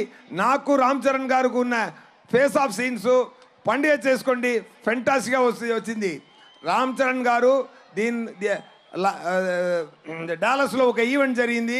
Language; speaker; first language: Telugu; non-native, learner; Tamil